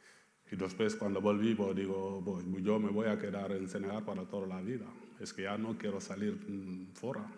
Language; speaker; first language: Spanish; non-native, fluent; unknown